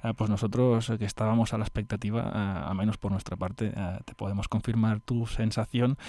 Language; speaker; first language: Spanish; non-native, local second language; Catalan